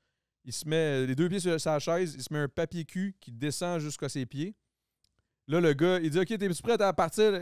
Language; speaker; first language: French; native; French